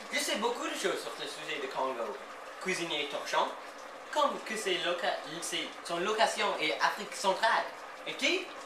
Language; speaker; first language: French; non-native, learner; English